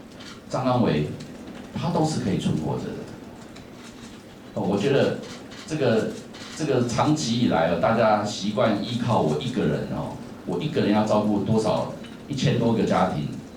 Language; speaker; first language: Chinese; native; Chinese